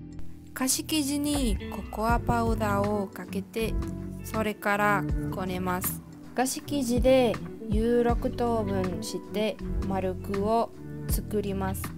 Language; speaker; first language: Japanese; non-native, learner; Spanish